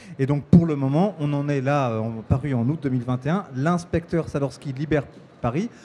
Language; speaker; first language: French; native; French